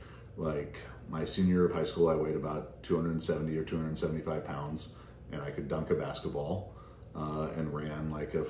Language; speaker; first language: English; native; English